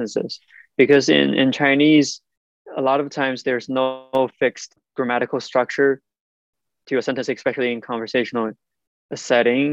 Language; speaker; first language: English; non-native, fluent; Chinese